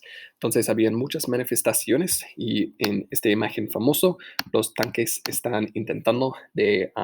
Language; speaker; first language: Spanish; non-native, fluent; English